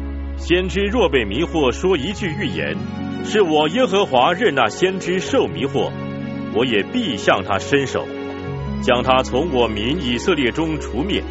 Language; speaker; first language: Chinese; native; Chinese